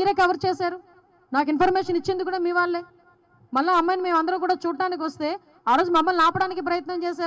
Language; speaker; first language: Telugu; native; Telugu